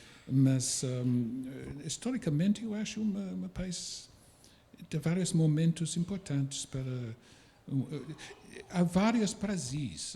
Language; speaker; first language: Portuguese; non-native, fluent; English